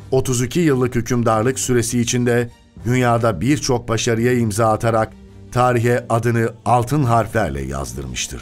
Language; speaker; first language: Turkish; native; Turkish